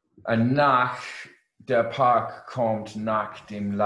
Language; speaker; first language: German; non-native, learner; English